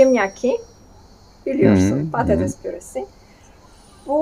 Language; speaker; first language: Turkish; non-native, fluent; Polish